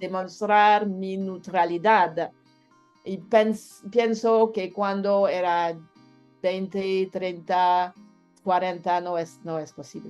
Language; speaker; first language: Spanish; non-native, learner; French